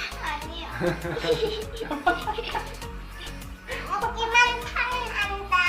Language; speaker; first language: Korean; early bilingual, heritage; Korean